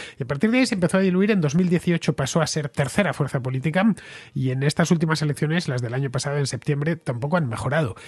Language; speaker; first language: Spanish; native; Spanish